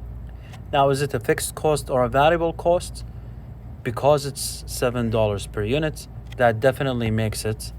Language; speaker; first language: English; non-native, fluent; Arabic